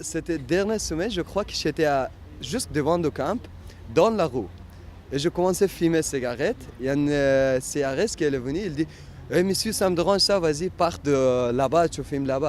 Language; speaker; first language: French; non-native, learner; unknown